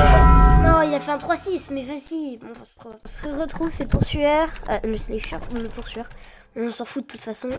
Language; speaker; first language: French; native; French